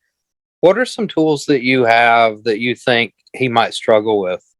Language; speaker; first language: English; native; English